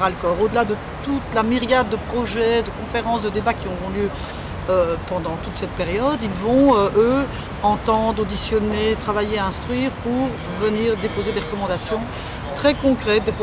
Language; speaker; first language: French; native; French